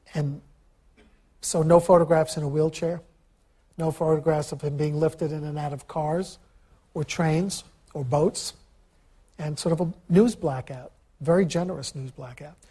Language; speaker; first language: English; early bilingual, other home language; Ukrainian